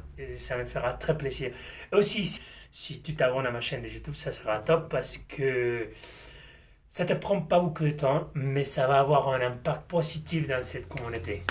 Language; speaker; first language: French; non-native, fluent; Spanish